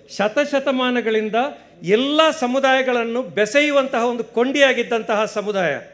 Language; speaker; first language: Kannada; non-native, local second language; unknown